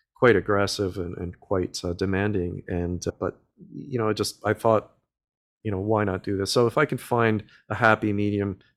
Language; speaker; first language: English; native; English